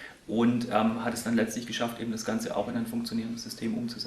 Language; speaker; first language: German; native; German